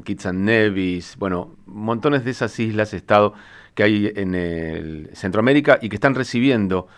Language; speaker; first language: Spanish; native; Spanish